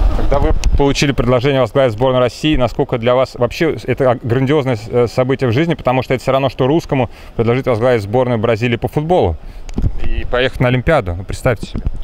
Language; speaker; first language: Russian; native; Russian